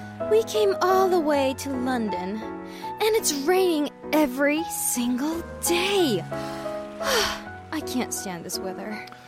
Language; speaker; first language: English; early bilingual, other home language; Japanese